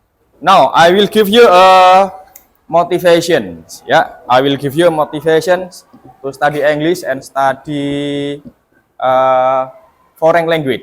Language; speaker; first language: English; non-native, fluent; Indonesian